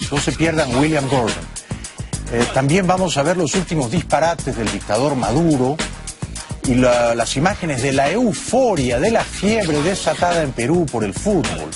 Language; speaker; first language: Spanish; native; Spanish